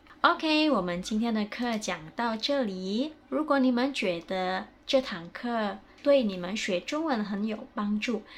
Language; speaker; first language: Chinese; non-native, fluent; Indonesian